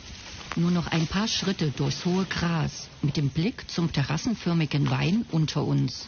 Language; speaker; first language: German; native; German